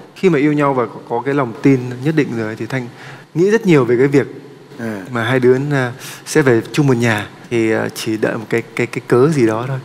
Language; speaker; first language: Vietnamese; native; Vietnamese